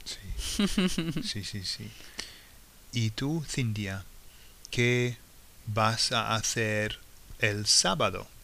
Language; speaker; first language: Spanish; non-native, fluent; English